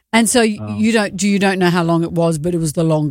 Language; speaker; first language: English; native; English